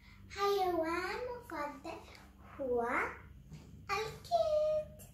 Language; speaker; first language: Arabic; non-native, learner; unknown